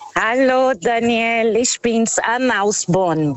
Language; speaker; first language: German; non-native, fluent; Portuguese